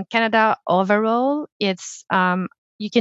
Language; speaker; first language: English; non-native, fluent; French